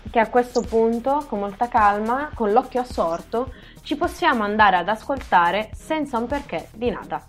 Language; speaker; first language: Italian; native; Italian